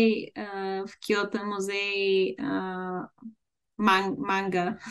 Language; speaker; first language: Russian; non-native, learner; Bulgarian